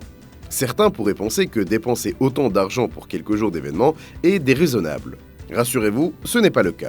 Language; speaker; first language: French; native; French